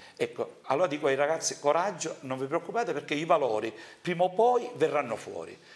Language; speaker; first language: Italian; native; Italian